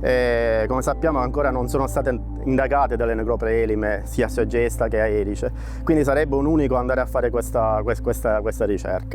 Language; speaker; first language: Italian; native; Italian